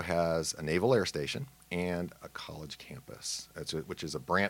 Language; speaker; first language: English; native; English